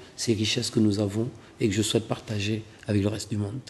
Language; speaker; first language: French; non-native, local second language; Wolof